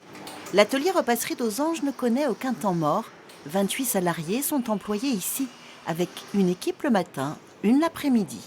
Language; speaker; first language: French; native; French